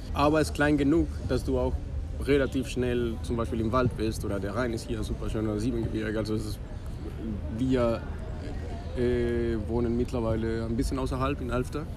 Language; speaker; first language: German; non-native, fluent; Spanish